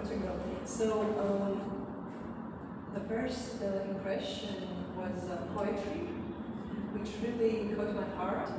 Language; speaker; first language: English; non-native, fluent; Latvian